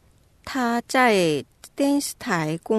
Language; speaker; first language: Chinese; non-native, learner; Korean